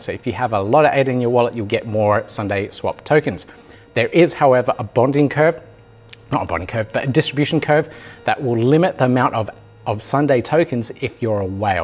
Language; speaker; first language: English; native; English